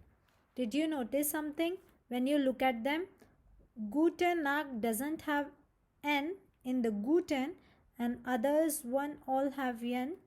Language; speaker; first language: English; non-native, local second language; Marathi